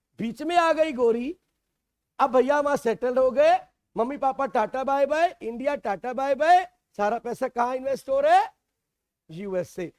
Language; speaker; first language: Hindi; native; Hindi